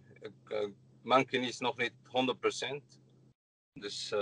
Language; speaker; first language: Dutch; non-native, learner; Arabic